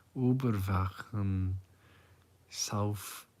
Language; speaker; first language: German; non-native, learner; English